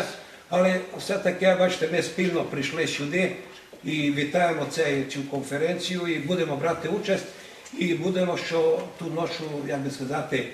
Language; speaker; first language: Ukrainian; early bilingual, heritage; Ukrainian